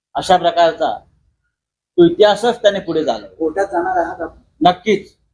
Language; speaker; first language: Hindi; non-native, local second language; Marathi